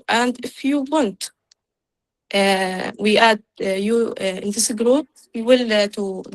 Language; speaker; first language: English; non-native, learner; Arabic